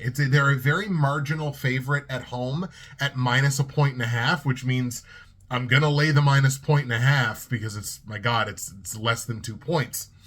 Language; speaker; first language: English; native; English